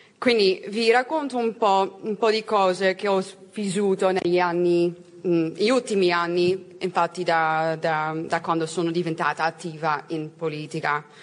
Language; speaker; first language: Italian; non-native, learner; Dutch